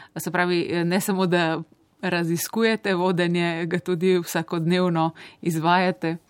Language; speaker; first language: Slovenian; native; Slovenian